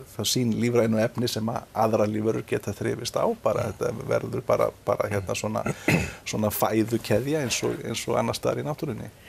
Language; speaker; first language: Icelandic; native; Icelandic